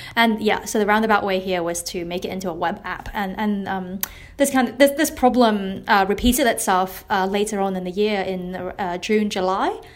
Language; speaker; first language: English; non-native, local second language; Cantonese